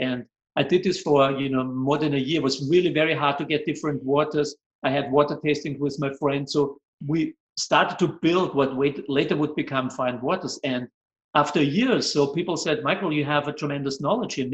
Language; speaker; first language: English; non-native, fluent; German